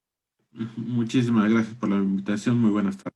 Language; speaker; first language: Spanish; native; Spanish